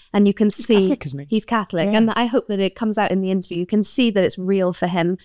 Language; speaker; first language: English; native; English